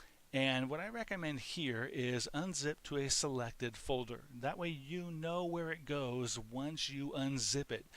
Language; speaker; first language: English; native; English